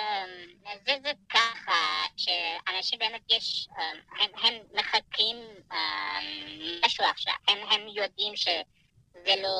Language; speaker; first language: Hebrew; non-native, fluent; Persian